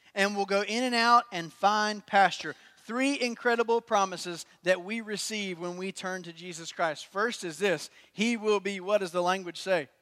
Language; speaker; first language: English; native; English